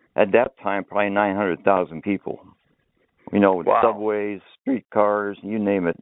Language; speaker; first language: English; early bilingual, other home language; Finnish